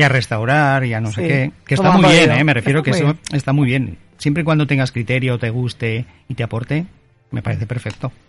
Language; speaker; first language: Spanish; native; Spanish